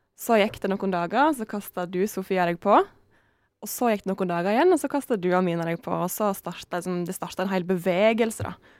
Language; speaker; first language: Norwegian; native; Norwegian